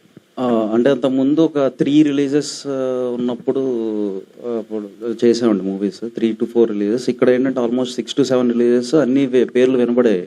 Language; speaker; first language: Telugu; native; Telugu